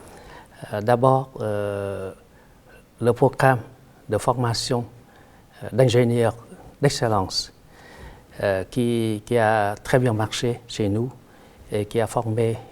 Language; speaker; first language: French; non-native, fluent; Vietnamese